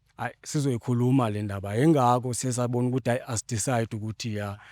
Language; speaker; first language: Zulu; non-native, local second language; Xhosa